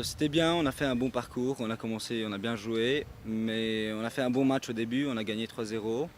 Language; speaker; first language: French; non-native, local second language; Arabic